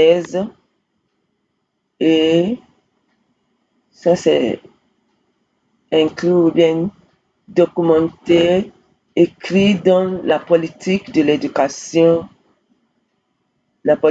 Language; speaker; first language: French; non-native, fluent; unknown